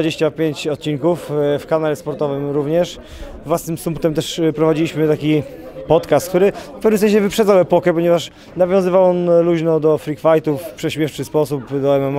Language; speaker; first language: Polish; native; Polish